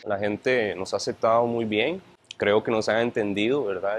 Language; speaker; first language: Spanish; native; Spanish